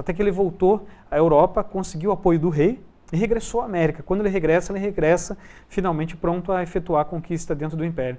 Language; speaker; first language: Portuguese; native; Portuguese